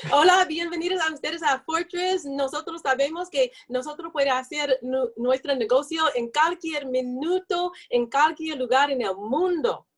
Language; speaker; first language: Spanish; non-native, learner; English